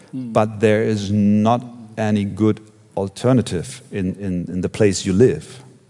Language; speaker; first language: English; non-native, fluent; German